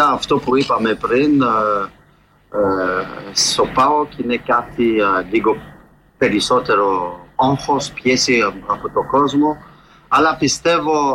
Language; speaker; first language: Greek; non-native, fluent; French